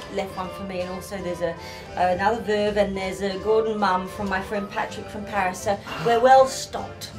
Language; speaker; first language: English; native; English